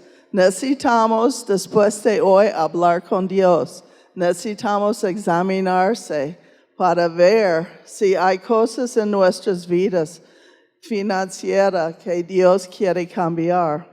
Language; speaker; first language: Spanish; non-native, fluent; English